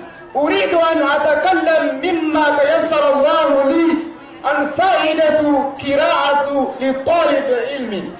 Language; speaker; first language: Arabic; non-native, learner; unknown